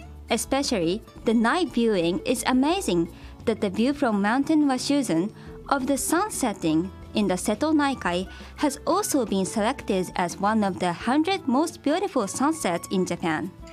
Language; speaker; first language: English; non-native, fluent; Japanese